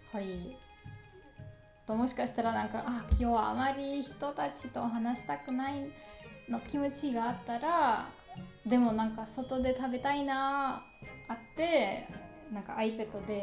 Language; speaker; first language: Japanese; non-native, learner; German